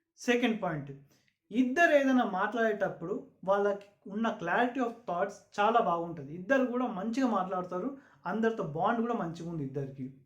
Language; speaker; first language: Telugu; non-native, local second language; Urdu